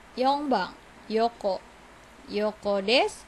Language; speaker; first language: Japanese; non-native, fluent; Indonesian